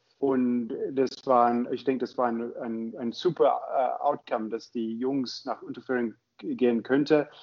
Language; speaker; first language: German; non-native, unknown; English